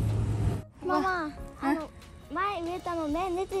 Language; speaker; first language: Japanese; early bilingual, other home language; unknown